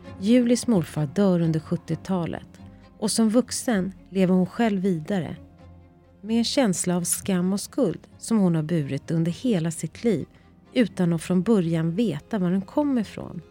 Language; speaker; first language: Swedish; native; Swedish